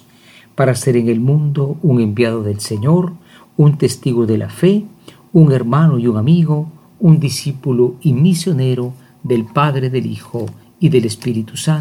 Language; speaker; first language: Spanish; native; Spanish